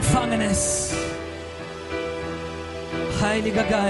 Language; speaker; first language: German; non-native, fluent; Russian